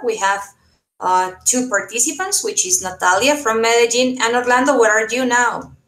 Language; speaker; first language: English; non-native, fluent; Spanish